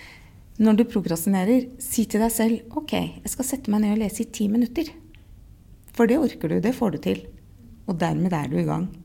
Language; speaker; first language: Norwegian; native; Norwegian